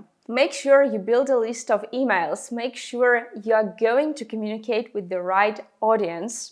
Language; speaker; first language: English; non-native, fluent; Russian